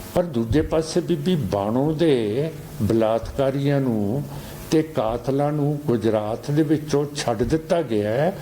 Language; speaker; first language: Hindi; non-native, local second language; Punjabi